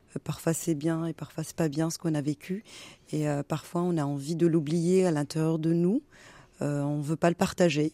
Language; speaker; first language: French; non-native, local second language; Arabic